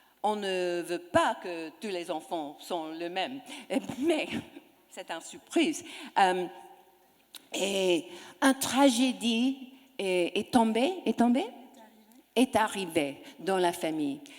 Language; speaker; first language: French; non-native, learner; English